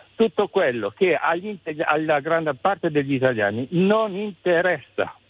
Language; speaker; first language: Italian; native; Italian